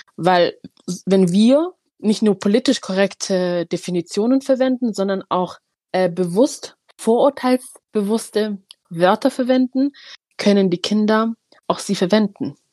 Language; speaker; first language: German; early bilingual, other home language; Tigrinya